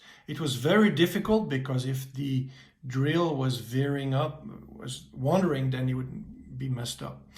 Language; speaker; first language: English; native; English